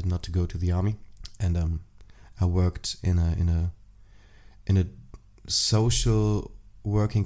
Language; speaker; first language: English; non-native, fluent; German